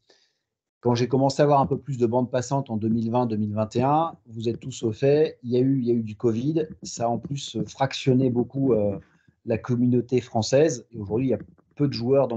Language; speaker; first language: French; native; French